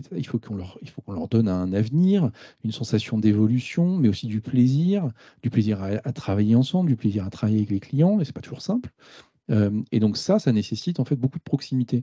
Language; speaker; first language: French; native; French